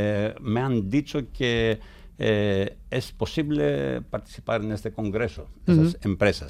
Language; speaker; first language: Spanish; non-native, fluent; Greek